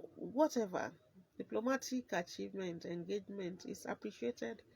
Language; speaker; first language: English; non-native, local second language; Yoruba